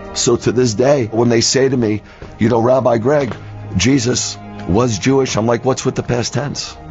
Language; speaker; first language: English; native; English